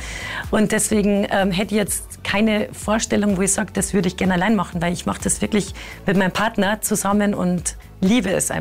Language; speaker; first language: German; native; German